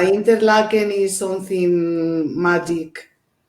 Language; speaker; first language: English; non-native, learner; Portuguese